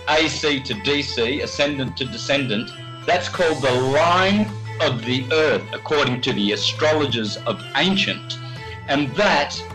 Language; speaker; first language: English; native; English